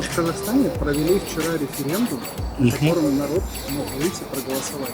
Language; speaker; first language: Russian; native; Russian